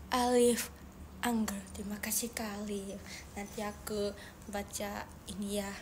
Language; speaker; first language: Indonesian; non-native, learner; Japanese